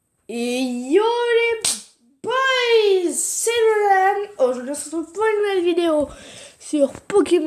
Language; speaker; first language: French; native; French